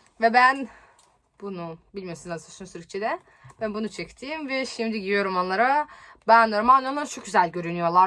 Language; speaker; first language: Turkish; non-native, learner; Serbian